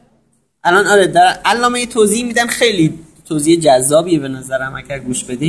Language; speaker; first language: Persian; native; Persian